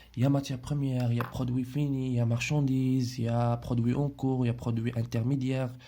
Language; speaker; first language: French; non-native, local second language; Arabic